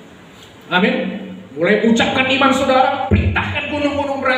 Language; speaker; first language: Indonesian; native; Indonesian